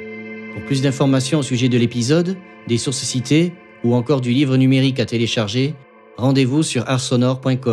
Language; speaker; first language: French; native; French